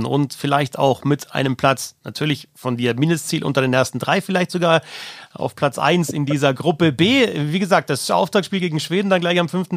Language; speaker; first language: German; native; German